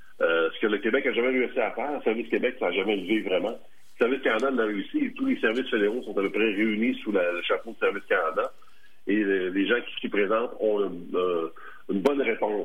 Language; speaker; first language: French; native; French